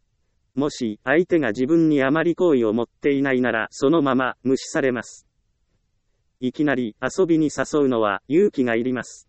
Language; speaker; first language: Japanese; native; Japanese